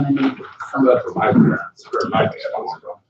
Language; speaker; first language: English; native; English